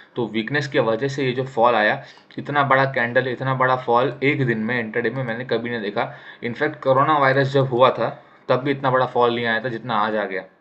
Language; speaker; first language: Hindi; native; Hindi